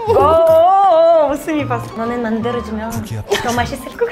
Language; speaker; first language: Korean; non-native, fluent; Ukrainian